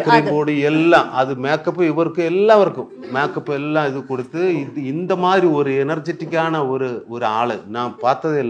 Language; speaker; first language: Tamil; non-native, learner; Malayalam